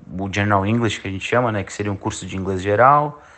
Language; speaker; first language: Portuguese; native; Portuguese